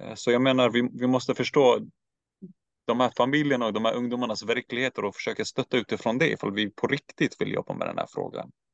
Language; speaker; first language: Swedish; early bilingual, other home language; Turkish